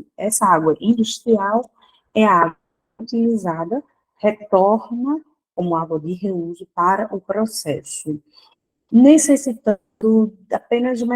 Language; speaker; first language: Portuguese; native; Portuguese